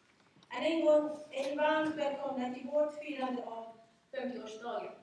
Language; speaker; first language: Swedish; non-native, fluent; Central Kurdish